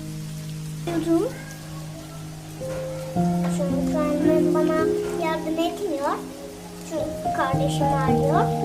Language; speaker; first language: Turkish; early bilingual, heritage; Turkish